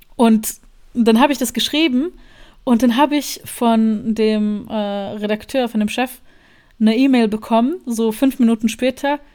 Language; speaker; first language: German; non-native, fluent; Bosnian